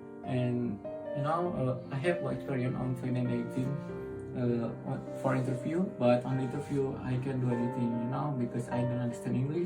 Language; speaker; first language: English; non-native, learner; Indonesian